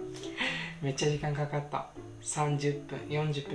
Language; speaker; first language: Japanese; non-native, learner; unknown